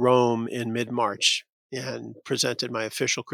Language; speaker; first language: English; native; English